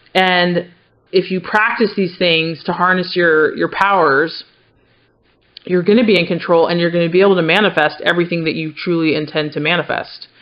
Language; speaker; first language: English; native; English